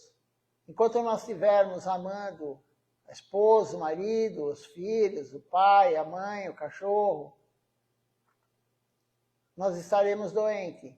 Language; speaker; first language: Portuguese; native; Portuguese